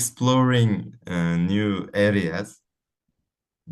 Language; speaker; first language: English; non-native, fluent; Uzbek